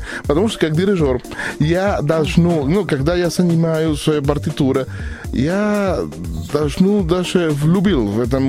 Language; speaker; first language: Russian; non-native, learner; Spanish